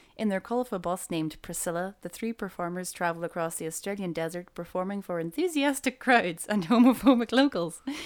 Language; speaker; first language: English; native; English